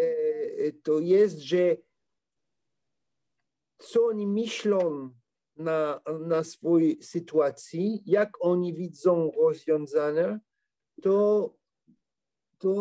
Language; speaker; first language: Polish; non-native, learner; French